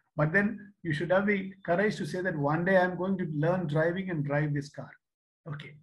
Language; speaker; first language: English; non-native, local second language; Malayalam